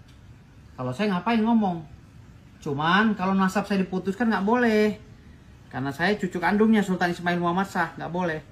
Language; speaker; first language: Indonesian; native; Indonesian